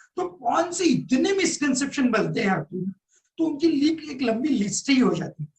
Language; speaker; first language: Hindi; non-native, local second language; Marathi